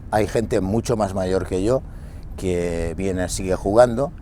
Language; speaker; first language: Spanish; native; Spanish